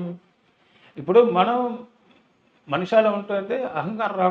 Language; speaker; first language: Telugu; non-native, learner; Tamil